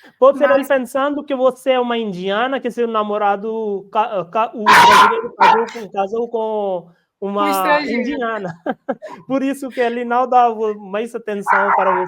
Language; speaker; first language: Portuguese; non-native, learner; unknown